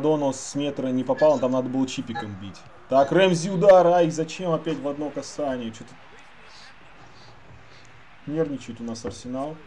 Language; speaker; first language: Russian; native; Russian